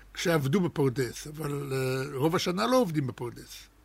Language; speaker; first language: Hebrew; early bilingual, other home language; Russian